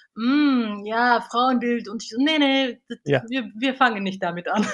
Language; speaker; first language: German; non-native, fluent; Bulgarian